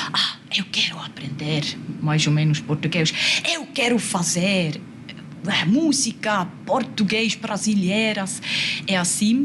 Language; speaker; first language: Portuguese; non-native, learner; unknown